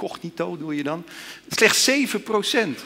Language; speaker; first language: Dutch; native; Dutch